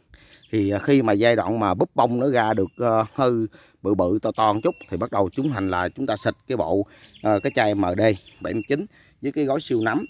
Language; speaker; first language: Vietnamese; native; Vietnamese